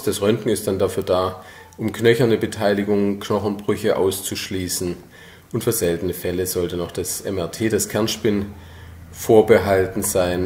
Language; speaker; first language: German; native; German